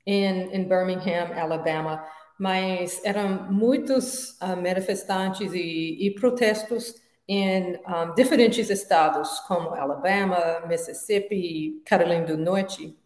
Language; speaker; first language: Portuguese; non-native, learner; English